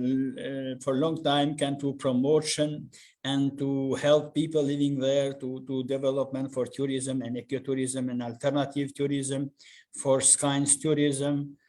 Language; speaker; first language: English; non-native, learner; Albanian